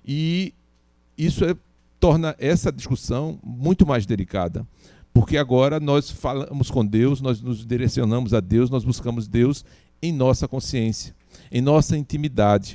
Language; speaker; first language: Portuguese; native; Portuguese